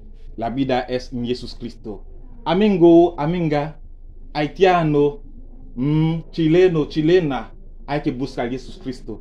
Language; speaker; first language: Spanish; non-native, learner; Haitian Creole